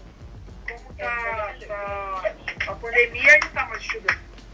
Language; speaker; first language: Portuguese; native; Portuguese